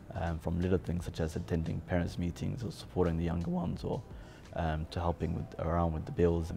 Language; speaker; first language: English; native; English